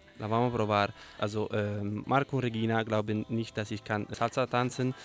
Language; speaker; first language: German; non-native, learner; Spanish